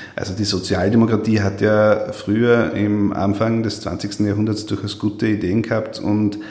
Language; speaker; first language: German; native; German